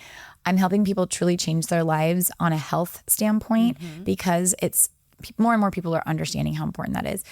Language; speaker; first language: English; native; English